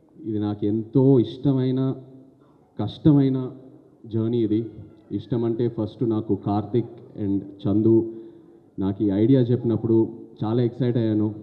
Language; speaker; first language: Telugu; native; Telugu